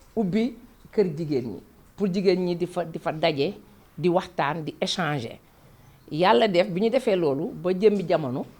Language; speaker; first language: Wolof; non-native, local second language; Fula